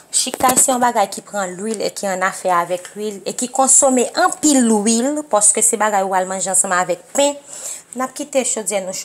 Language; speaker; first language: French; non-native, learner; Haitian Creole